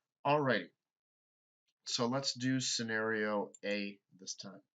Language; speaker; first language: English; native; English